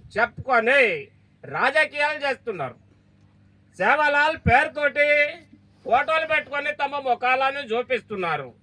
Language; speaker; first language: Telugu; non-native, local second language; Lambadi